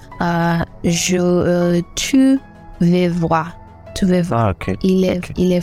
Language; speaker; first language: French; non-native, learner; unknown